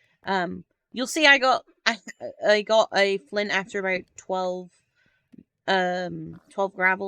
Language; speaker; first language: English; native; English